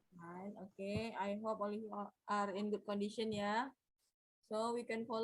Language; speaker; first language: English; non-native, learner; Indonesian